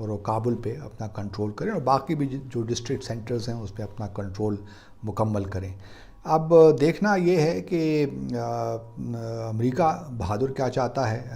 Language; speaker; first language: Urdu; native; Urdu